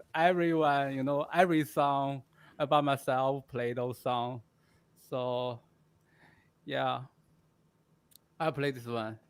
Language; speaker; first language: English; non-native, learner; Chinese